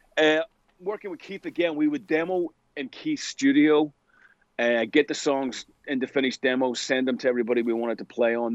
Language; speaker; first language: English; native; English